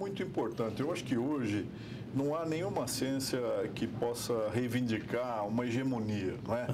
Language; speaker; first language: Portuguese; native; Portuguese